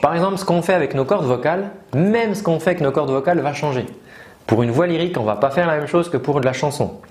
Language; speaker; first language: French; native; French